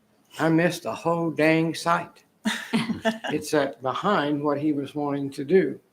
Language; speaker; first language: English; native; English